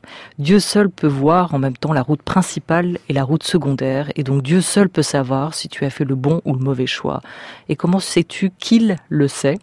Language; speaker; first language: French; native; French